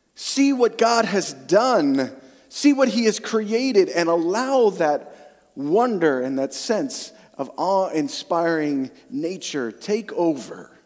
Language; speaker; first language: English; native; English